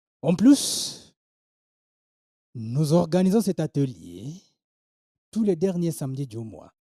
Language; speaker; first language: French; non-native, learner; Swahili